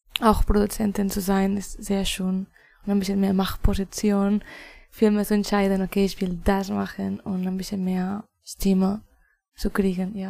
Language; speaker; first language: German; non-native, fluent; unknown